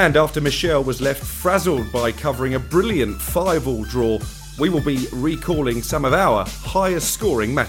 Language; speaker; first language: English; native; English